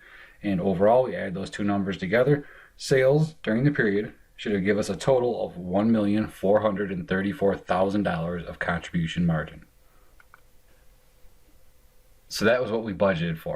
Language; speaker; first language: English; native; English